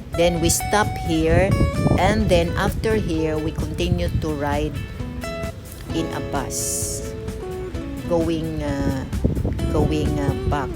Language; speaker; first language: English; non-native, local second language; Cebuano